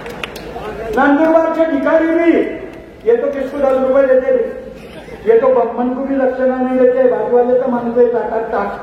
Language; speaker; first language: Hindi; non-native, local second language; Marathi